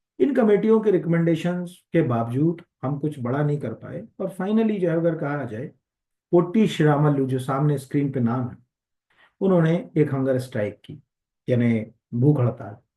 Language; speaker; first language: Hindi; native; Hindi